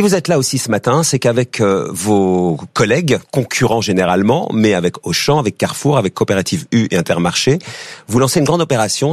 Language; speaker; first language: French; native; French